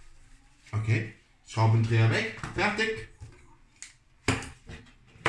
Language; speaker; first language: German; non-native, fluent; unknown